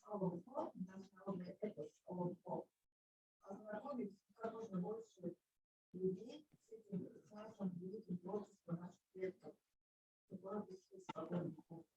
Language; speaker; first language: Russian; native; Russian